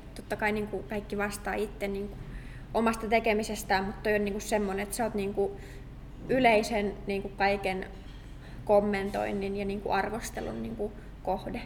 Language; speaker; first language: Finnish; native; Finnish